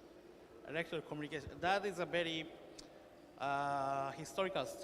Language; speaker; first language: English; non-native, learner; Japanese